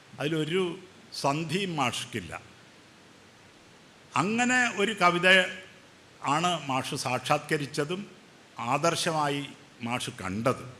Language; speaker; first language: Malayalam; native; Malayalam